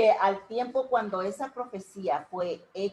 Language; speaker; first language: Spanish; native; Spanish